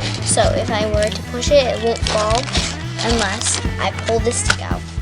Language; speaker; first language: English; native; English